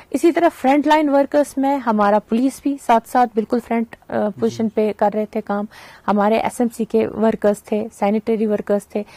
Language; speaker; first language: Hindi; non-native, local second language; Kashmiri